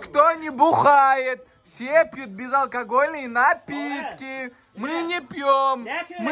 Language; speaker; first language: Russian; non-native, fluent; Turkmen